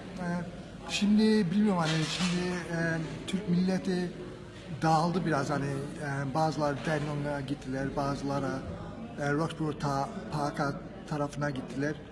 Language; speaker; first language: Turkish; early bilingual, heritage; Turkish